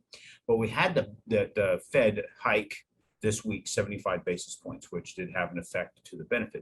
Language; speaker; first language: English; native; English